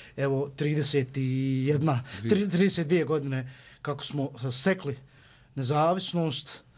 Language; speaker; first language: Bosnian; native; Bosnian